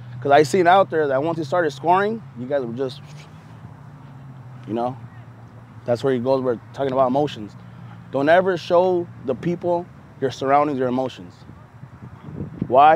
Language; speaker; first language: English; early bilingual, other home language; Spanish